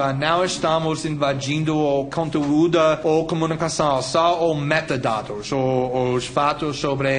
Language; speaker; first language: Portuguese; non-native, fluent; English